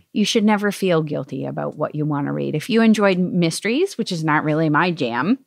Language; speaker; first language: English; native; English